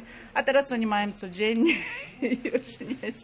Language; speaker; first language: Polish; non-native, fluent; Crimean Tatar